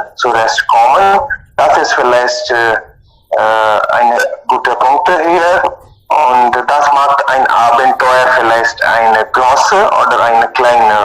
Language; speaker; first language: German; non-native, learner; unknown